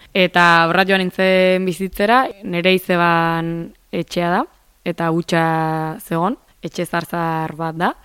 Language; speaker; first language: Basque; native; Basque